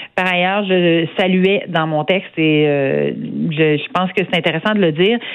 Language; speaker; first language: French; native; French